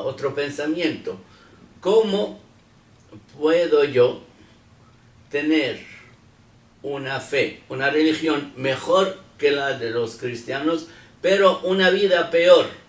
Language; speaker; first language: Spanish; non-native, fluent; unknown